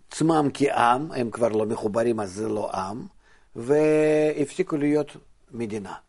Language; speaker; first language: Hebrew; non-native, fluent; Russian